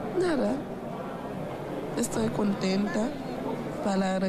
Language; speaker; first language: Spanish; non-native, learner; Haitian Creole